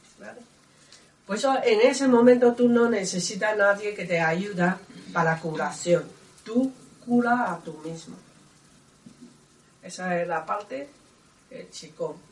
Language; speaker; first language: Spanish; non-native, learner; Chinese